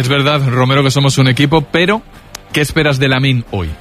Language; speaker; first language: Spanish; native; Spanish